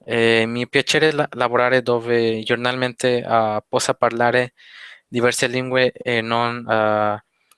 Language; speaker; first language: Italian; non-native, learner; Spanish